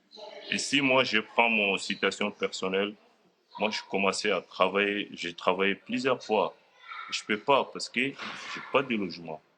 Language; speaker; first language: French; non-native, fluent; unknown